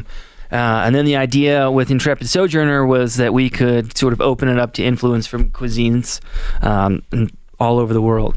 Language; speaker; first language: English; native; English